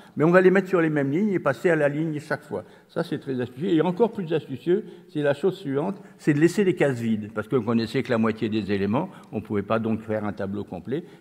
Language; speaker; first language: French; native; French